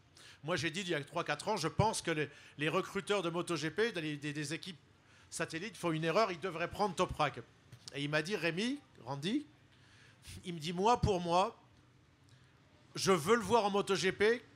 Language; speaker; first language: French; native; French